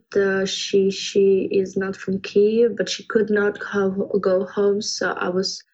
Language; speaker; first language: English; non-native, fluent; Ukrainian